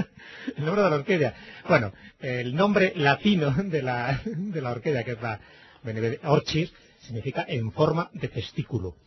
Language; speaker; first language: Spanish; native; Spanish